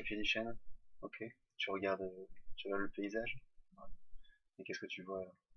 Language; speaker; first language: French; native; French